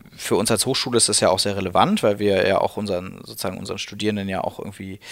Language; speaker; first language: German; native; German